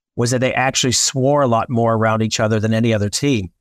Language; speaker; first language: English; native; English